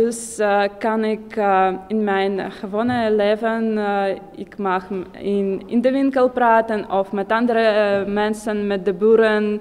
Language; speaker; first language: Dutch; non-native, learner; Russian